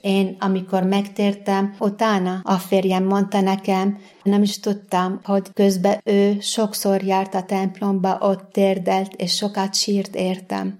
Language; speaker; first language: Hungarian; non-native, learner; Arabic